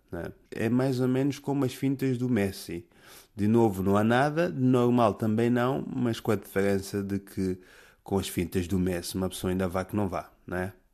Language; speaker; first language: Portuguese; native; Portuguese